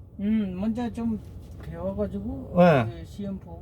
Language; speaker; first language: Korean; non-native, learner; Nepali